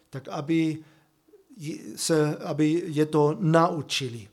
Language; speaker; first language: Czech; non-native, fluent; German